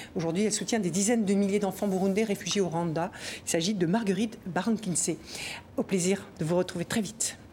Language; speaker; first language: French; native; French